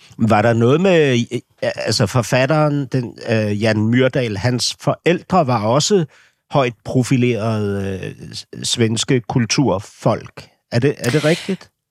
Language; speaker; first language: Danish; native; Danish